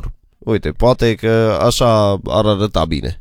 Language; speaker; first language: Romanian; native; Romanian